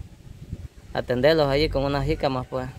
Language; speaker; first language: Spanish; native; Spanish